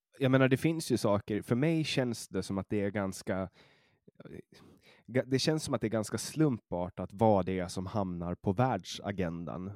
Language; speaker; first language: Swedish; native; Swedish